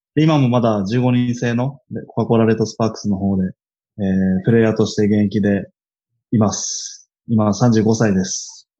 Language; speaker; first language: Japanese; native; Japanese